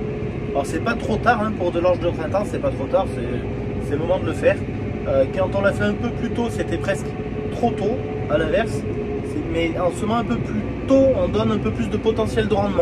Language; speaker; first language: French; native; French